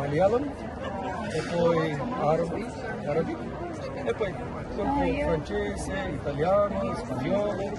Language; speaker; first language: Italian; non-native, learner; Konkani